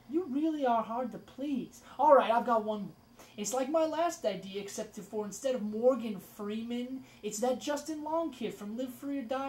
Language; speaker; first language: English; native; English